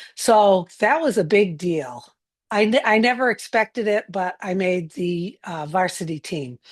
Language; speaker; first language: English; native; English